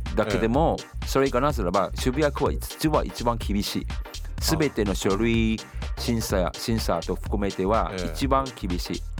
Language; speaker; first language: Japanese; non-native, fluent; Chinese